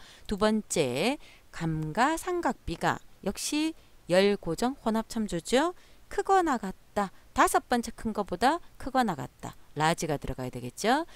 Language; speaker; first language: Korean; native; Korean